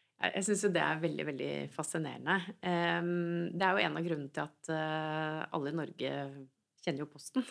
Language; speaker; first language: Norwegian; native; Norwegian